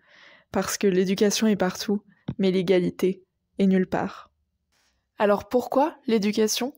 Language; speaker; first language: French; native; French